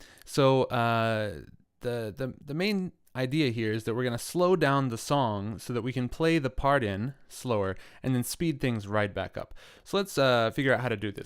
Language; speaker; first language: English; native; English